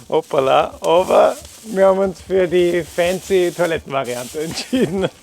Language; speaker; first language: German; native; German